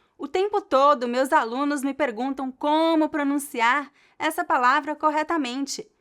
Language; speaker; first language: Portuguese; native; Portuguese